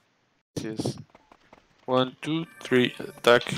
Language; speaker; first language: English; non-native, learner; Turkish